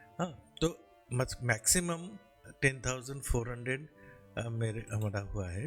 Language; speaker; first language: Hindi; non-native, local second language; Bangla